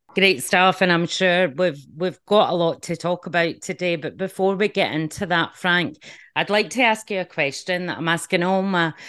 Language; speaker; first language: English; native; English